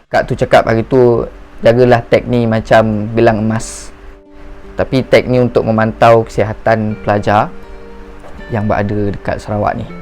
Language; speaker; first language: Malay; native; Malay